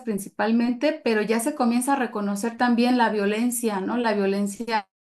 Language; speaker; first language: Spanish; native; Spanish